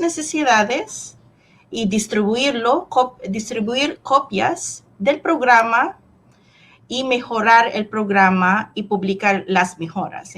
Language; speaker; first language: Spanish; non-native, fluent; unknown